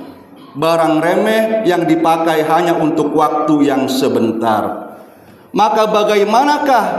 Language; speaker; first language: Indonesian; native; Indonesian